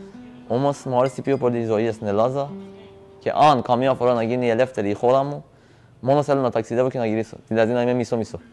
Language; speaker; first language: Greek; non-native, learner; Persian